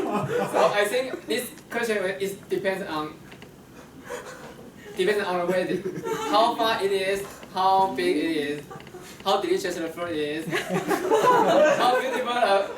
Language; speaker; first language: English; non-native, fluent; Chinese